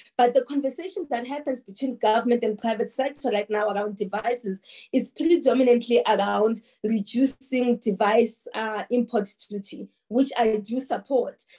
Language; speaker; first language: English; non-native, local second language; Tsonga